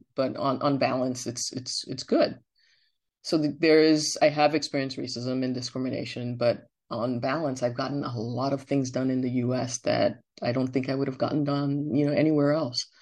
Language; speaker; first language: English; non-native, local second language; Yoruba